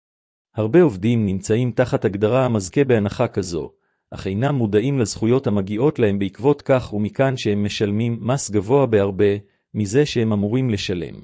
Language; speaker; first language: Hebrew; native; Hebrew